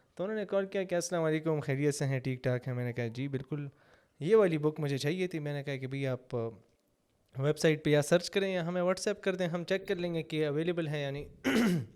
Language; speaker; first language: Urdu; non-native, local second language; Pashto